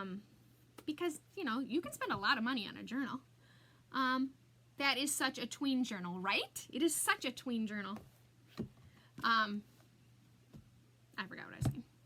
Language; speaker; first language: English; native; English